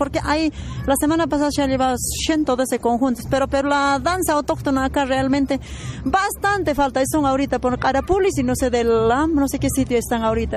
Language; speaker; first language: Spanish; native; Spanish